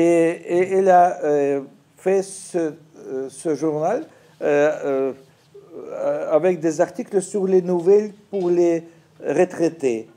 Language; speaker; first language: French; non-native, fluent; Russian